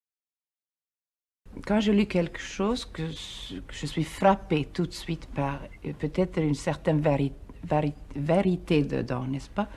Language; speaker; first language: French; non-native, fluent; Swedish